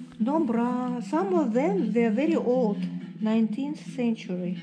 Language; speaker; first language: English; non-native, fluent; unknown